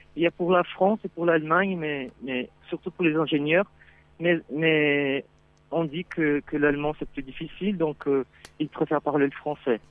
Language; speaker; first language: French; non-native, fluent; Portuguese